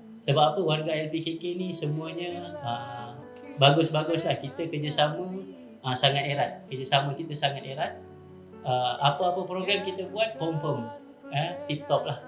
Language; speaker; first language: Malay; native; Malay